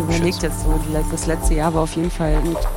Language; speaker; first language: German; native; German